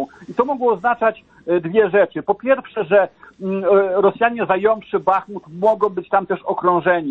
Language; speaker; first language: Polish; native; Polish